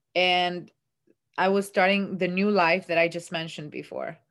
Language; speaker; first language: English; non-native, fluent; Italian